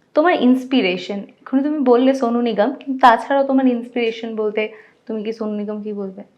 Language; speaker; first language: Bangla; native; Bangla